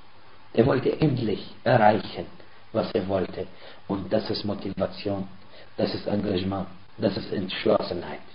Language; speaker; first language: German; non-native, fluent; Arabic